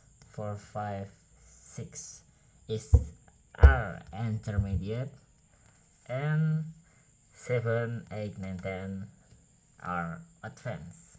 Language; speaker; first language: English; non-native, learner; Indonesian